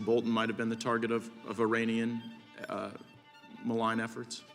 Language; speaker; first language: English; native; English